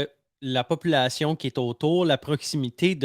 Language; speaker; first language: French; native; French